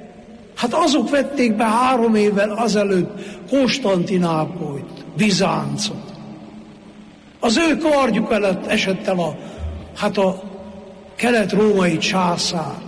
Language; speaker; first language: Hungarian; native; Hungarian